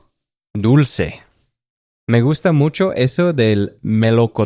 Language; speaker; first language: Spanish; non-native, fluent; English